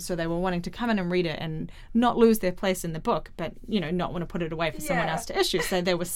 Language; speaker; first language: English; native; English